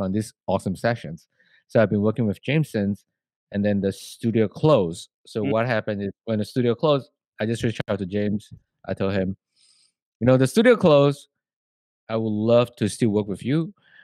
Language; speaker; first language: English; non-native, local second language; Chinese